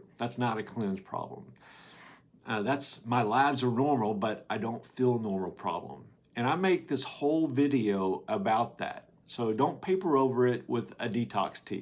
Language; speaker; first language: English; native; English